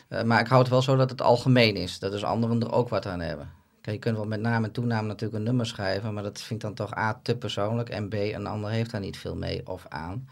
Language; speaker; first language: Dutch; native; Dutch